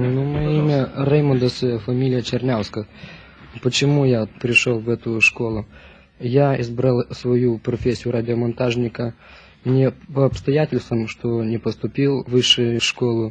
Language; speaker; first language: Russian; non-native, local second language; Lithuanian